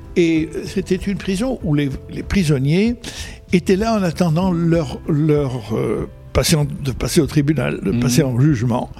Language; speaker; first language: French; non-native, local second language; Arabic